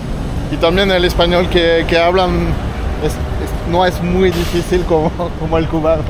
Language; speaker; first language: Spanish; non-native, fluent; French